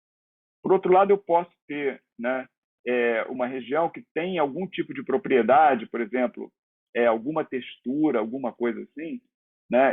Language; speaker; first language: Portuguese; native; Portuguese